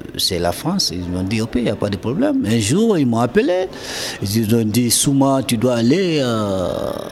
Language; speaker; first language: French; non-native, local second language; Fula